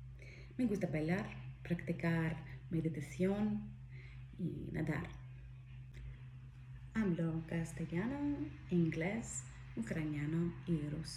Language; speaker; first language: Spanish; non-native, fluent; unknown